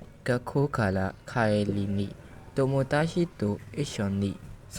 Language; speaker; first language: Japanese; non-native, learner; Burmese